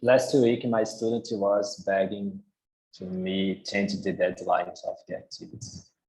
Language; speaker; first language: English; non-native, learner; Portuguese